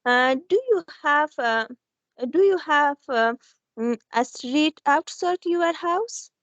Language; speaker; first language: English; non-native, learner; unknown